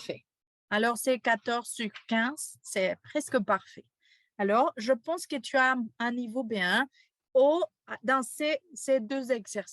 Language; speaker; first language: French; non-native, fluent; Spanish